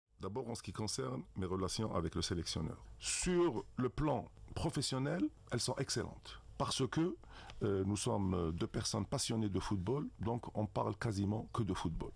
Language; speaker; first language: French; non-native, local second language; Arabic